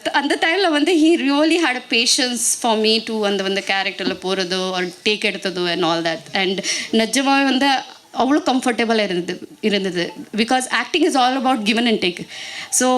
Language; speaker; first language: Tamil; non-native, learner; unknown